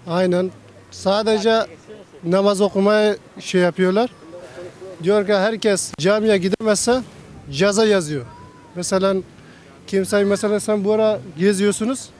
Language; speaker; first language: Turkish; non-native, learner; Persian